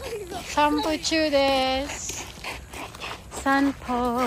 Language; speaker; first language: Japanese; non-native, learner; Filipino